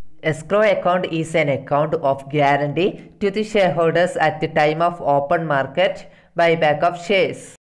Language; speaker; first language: English; non-native, local second language; Malayalam